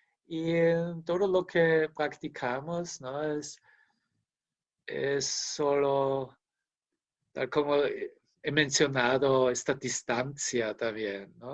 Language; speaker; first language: Spanish; non-native, fluent; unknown